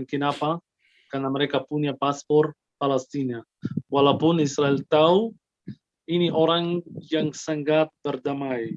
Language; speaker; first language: Indonesian; non-native, fluent; Arabic